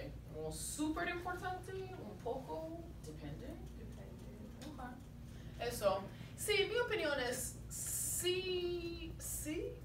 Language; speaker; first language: Spanish; non-native, fluent; English